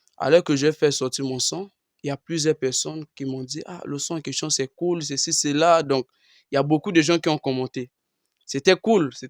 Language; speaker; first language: French; non-native, local second language; Lingala